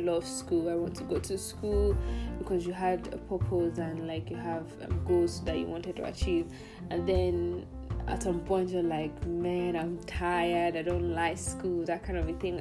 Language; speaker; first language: English; non-native, local second language; Igbo